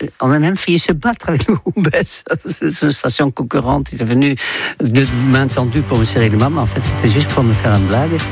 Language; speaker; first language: French; non-native, fluent; Dutch